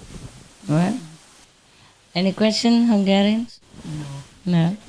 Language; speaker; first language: English; non-native, fluent; Vietnamese